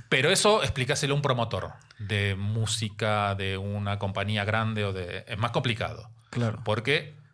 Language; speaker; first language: Spanish; native; Spanish